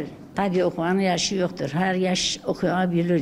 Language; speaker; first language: Turkish; non-native, local second language; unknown